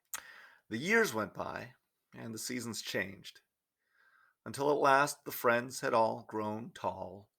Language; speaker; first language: English; native; English